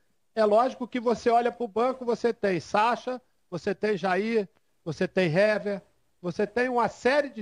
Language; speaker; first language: Portuguese; native; Portuguese